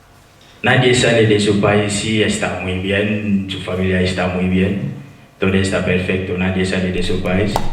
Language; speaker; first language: Spanish; non-native, fluent; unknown